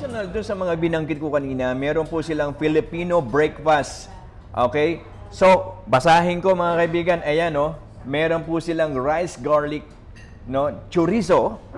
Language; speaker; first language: Filipino; non-native, local second language; Waray